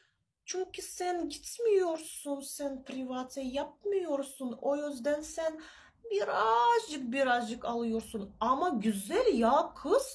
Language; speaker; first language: Turkish; non-native, learner; Russian